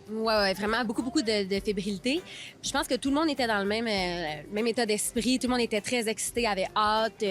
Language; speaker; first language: French; native; French